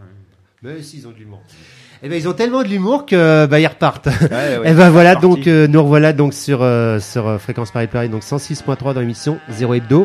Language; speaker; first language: French; native; French